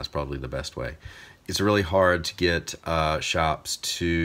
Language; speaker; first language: English; native; English